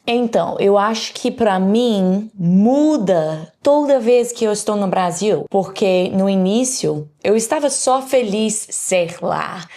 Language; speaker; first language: Portuguese; non-native, learner; English